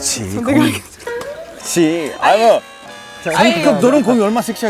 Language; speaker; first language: Korean; non-native, fluent; Spanish